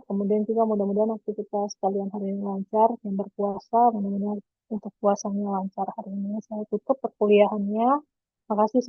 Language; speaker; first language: Indonesian; native; Indonesian